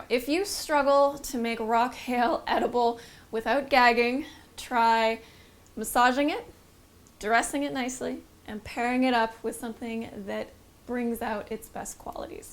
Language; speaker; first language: English; native; English